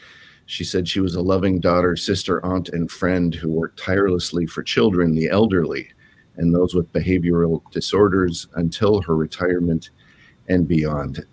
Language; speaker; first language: English; native; English